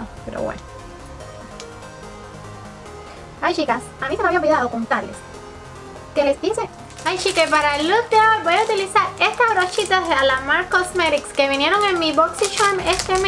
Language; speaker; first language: Spanish; native; Spanish